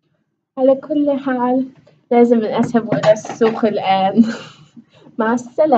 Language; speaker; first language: Arabic; non-native, learner; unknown